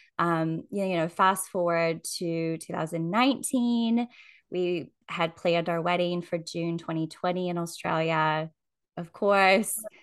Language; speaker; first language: English; native; English